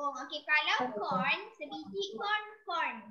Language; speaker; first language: Malay; native; Malay